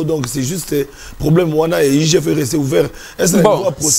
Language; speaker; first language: French; non-native, local second language; Lingala